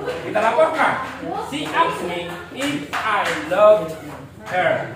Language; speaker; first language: English; non-native, fluent; Indonesian